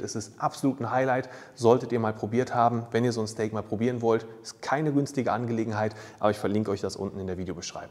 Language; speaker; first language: German; native; German